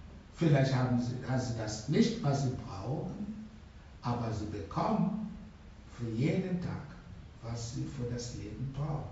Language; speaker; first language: German; non-native, learner; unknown